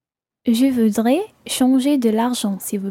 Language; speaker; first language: French; non-native, learner; English